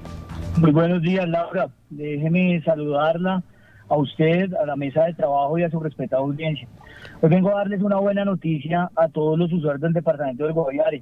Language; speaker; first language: Spanish; native; Spanish